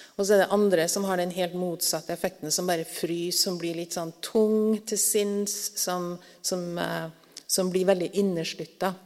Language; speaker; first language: Norwegian; native; Norwegian